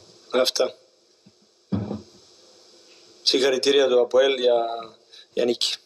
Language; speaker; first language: Greek; non-native, learner; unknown